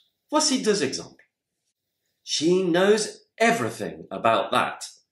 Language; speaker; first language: English; native; English